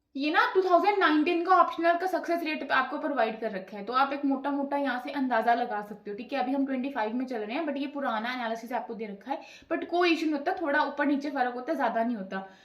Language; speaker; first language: Hindi; non-native, local second language; Punjabi